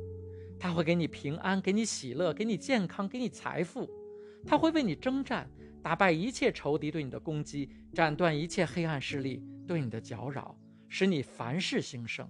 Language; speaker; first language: Chinese; native; Chinese